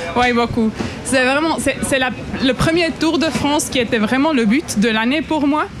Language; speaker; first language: French; non-native, fluent; Swiss German